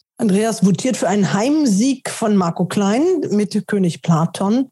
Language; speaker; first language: German; native; German